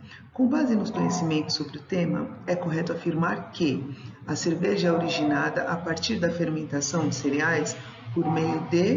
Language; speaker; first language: Portuguese; native; Portuguese